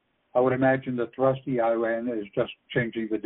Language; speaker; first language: English; native; English